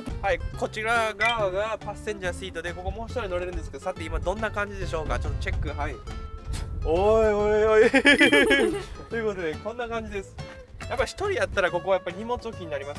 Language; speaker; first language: Japanese; native; Japanese